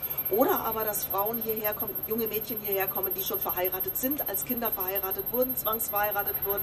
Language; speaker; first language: German; native; German